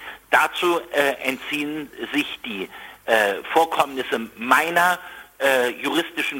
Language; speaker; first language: German; native; German